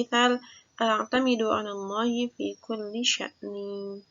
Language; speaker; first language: Arabic; non-native, fluent; Indonesian